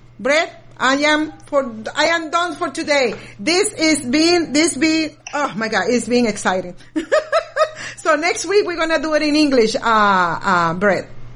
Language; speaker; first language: English; non-native, fluent; Spanish